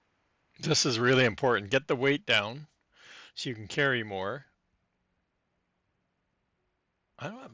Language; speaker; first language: English; native; English